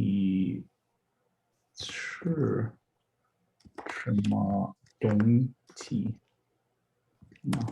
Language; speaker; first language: Chinese; non-native, learner; English